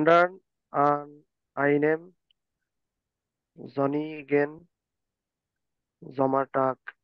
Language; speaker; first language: German; non-native, learner; Bangla